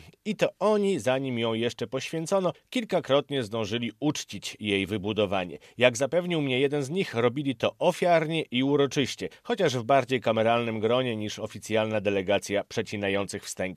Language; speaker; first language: Polish; native; Polish